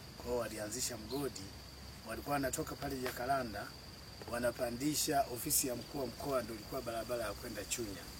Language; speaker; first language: Swahili; non-native, local second language; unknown